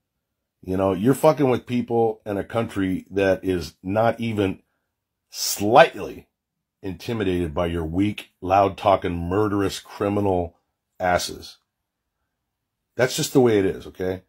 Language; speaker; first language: English; native; English